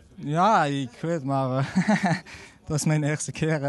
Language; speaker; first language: Dutch; non-native, learner; Arabic